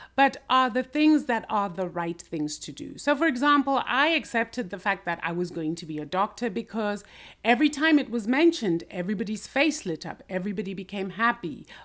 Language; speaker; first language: English; non-native, local second language; Shona